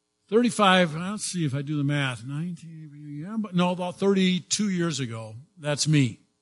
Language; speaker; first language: English; native; English